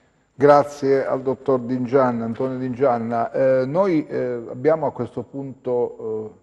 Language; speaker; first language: Italian; native; Italian